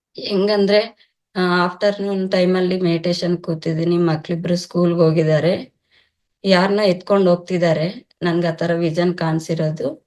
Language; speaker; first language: Kannada; non-native, local second language; Telugu